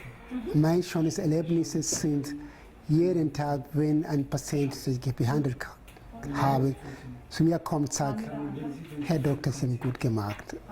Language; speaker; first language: German; non-native, fluent; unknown